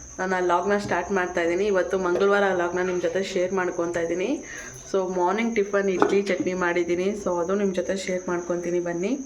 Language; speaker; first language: Kannada; non-native, local second language; Tamil